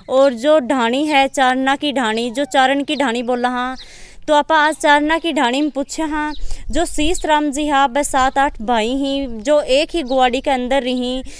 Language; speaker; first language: Hindi; native; Hindi